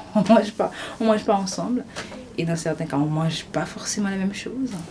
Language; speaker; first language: French; non-native, local second language; Haitian Creole